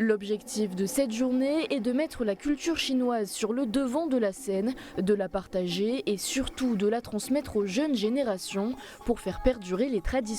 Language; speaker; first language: French; native; French